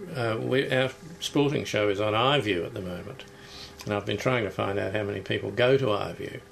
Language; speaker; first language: English; native; English